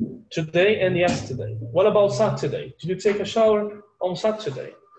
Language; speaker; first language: English; non-native, fluent; Portuguese